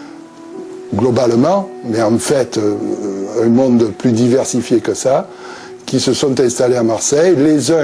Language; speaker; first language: French; native; French